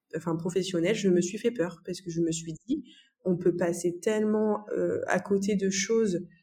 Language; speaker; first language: French; native; French